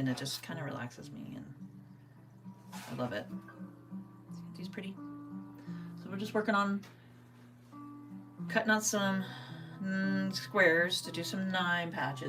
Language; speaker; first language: English; native; English